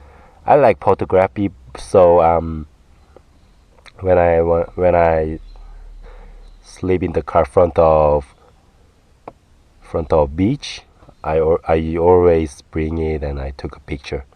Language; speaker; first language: English; non-native, learner; Korean